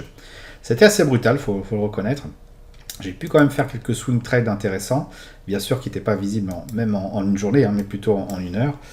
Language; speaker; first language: French; native; French